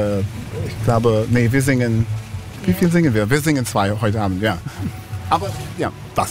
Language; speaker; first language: German; non-native, fluent; English